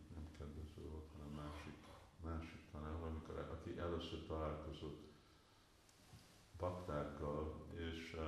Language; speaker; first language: Hungarian; early bilingual, heritage; Hungarian